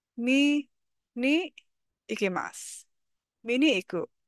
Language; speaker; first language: Japanese; non-native, fluent; Filipino